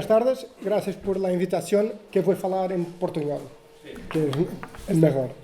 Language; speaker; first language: Spanish; non-native, learner; Portuguese